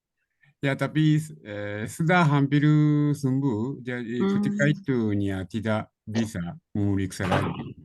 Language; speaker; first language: Indonesian; non-native, learner; Japanese